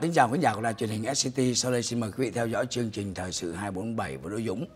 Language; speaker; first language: Vietnamese; native; Vietnamese